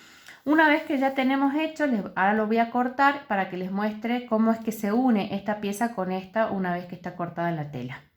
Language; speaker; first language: Spanish; native; Spanish